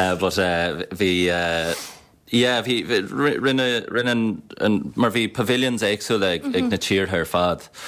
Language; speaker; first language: Irish; non-native, local second language; English